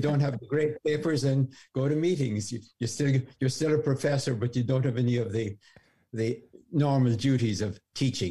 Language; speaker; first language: English; native; English